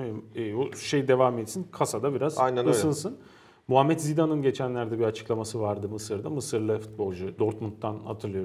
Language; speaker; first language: Turkish; native; Turkish